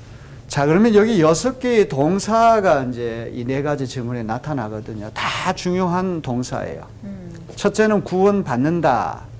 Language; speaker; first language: Korean; native; Korean